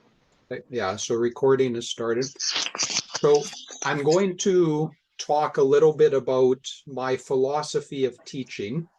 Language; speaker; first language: English; non-native, fluent; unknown